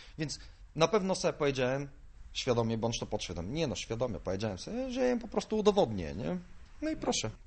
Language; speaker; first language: Polish; non-native, fluent; Bulgarian